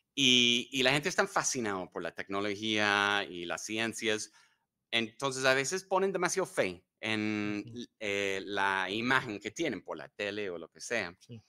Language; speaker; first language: Spanish; non-native, fluent; English